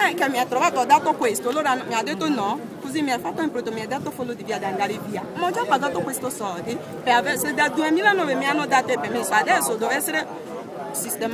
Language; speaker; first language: Italian; non-native, learner; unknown